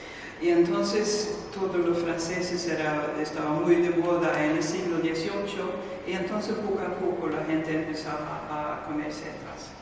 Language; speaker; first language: Spanish; non-native, fluent; Swedish